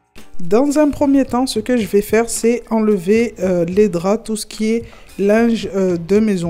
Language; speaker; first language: French; non-native, local second language; Comorian